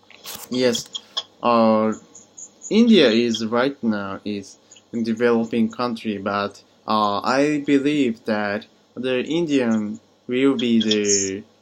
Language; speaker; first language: English; non-native, learner; Japanese